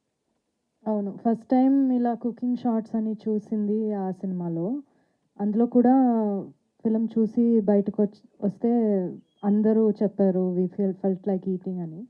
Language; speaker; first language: Telugu; non-native, fluent; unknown